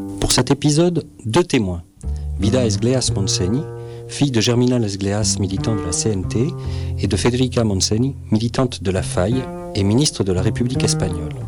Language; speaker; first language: French; native; French